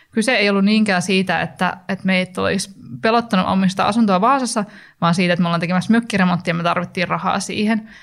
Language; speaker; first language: Finnish; native; Finnish